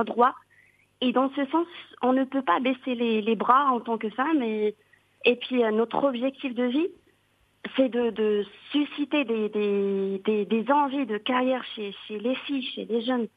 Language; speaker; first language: French; non-native, local second language; Arabic